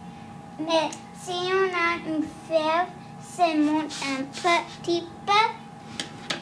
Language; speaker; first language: French; non-native, learner; English